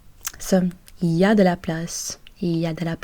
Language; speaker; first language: French; non-native, learner; English